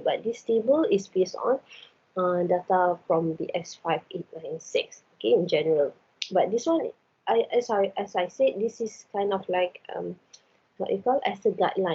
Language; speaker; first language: English; non-native, local second language; Malay